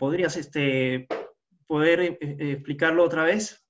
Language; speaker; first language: Spanish; native; Spanish